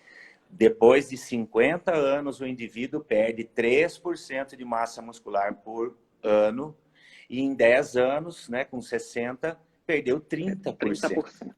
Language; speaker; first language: Portuguese; native; Portuguese